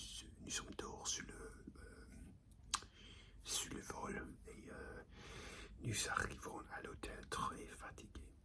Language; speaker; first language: French; non-native, learner; English